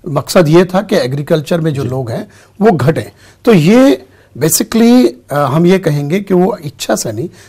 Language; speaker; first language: Hindi; native; Hindi